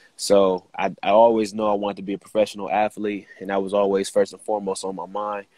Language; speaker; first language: English; native; English